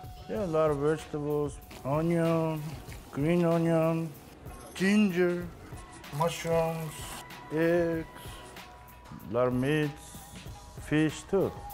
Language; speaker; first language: English; non-native, learner; Mongolian